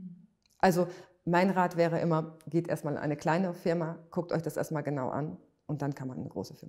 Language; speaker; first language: German; native; German